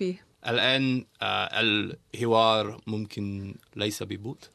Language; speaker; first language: Arabic; non-native, learner; English